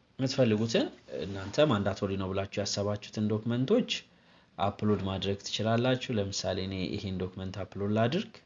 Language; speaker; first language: Amharic; non-native, local second language; Oromo